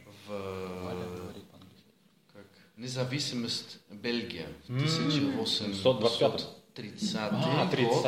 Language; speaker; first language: Russian; non-native, learner; Dutch